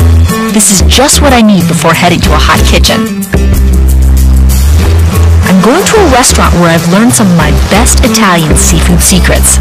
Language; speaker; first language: English; early bilingual, other home language; Italian